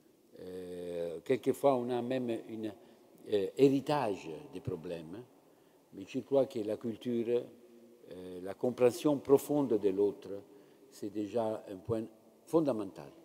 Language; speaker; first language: French; non-native, fluent; Italian